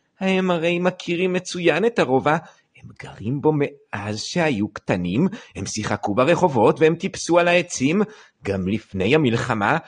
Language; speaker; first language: Hebrew; native; Hebrew